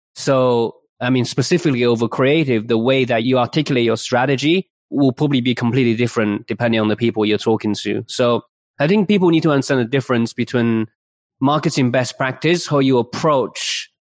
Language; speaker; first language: English; early bilingual, other home language; Chinese